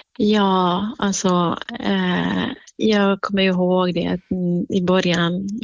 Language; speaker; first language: Swedish; non-native, fluent; Central Kurdish